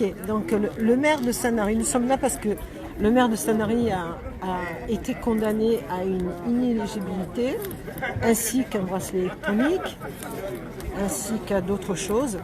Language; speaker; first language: French; native; French